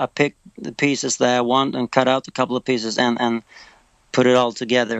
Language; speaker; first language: English; non-native, fluent; Swedish